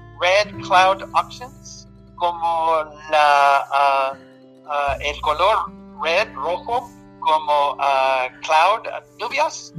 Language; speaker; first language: Spanish; early bilingual, heritage; Spanish